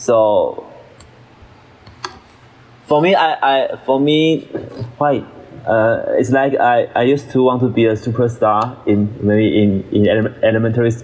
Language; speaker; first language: English; non-native, learner; Chinese